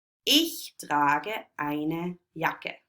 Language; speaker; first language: German; non-native, fluent; English